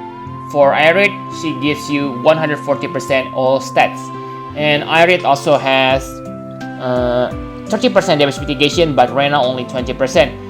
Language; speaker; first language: English; non-native, fluent; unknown